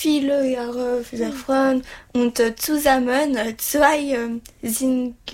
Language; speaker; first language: German; non-native, learner; French